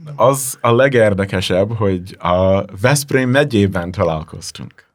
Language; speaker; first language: Hungarian; non-native, learner; English